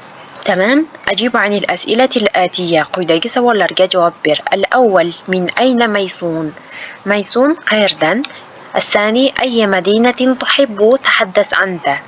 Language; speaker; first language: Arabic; non-native, fluent; Uzbek